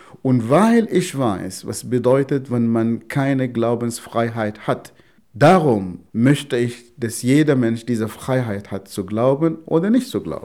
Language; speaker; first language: German; non-native, fluent; Arabic